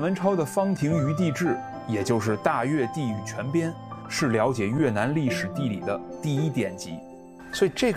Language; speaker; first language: Chinese; native; Chinese